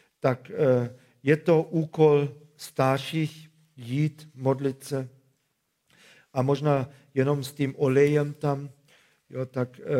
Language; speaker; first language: Czech; non-native, fluent; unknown